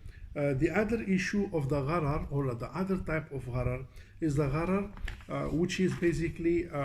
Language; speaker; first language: English; non-native, fluent; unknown